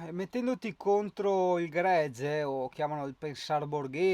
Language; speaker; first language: Italian; native; Italian